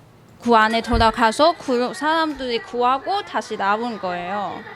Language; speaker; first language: Korean; non-native, learner; Cantonese